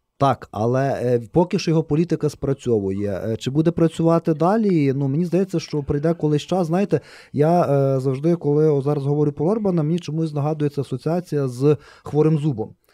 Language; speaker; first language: Ukrainian; native; Ukrainian